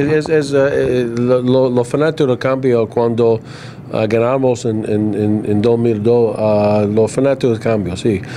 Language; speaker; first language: Spanish; non-native, learner; English